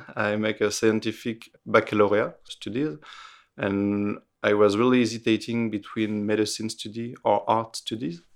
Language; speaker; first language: English; non-native, fluent; French